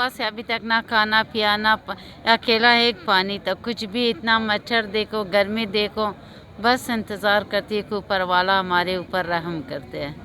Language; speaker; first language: Hindi; non-native, learner; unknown